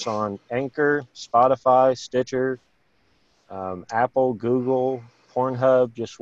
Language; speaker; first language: English; native; English